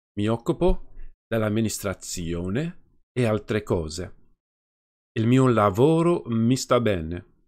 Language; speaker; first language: Italian; non-native, learner; Afrikaans